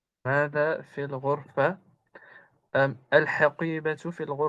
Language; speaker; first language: Arabic; non-native, learner; Urdu